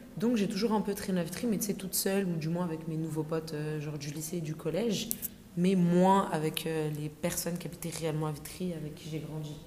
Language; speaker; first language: French; native; French